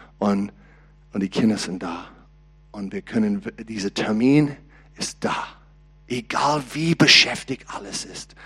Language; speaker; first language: German; non-native, learner; English